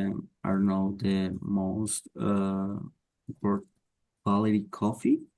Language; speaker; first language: English; non-native, learner; Spanish